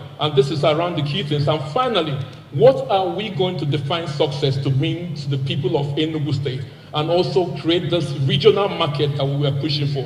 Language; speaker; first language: English; non-native, local second language; Igbo